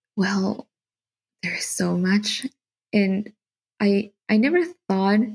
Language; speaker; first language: English; non-native, fluent; Spanish